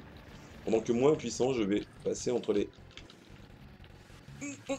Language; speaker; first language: French; native; French